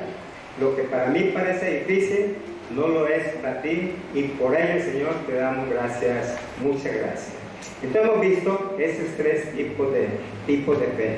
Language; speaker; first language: Spanish; native; Spanish